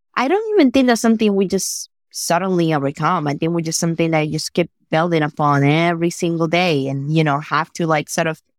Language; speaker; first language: English; non-native, fluent; Spanish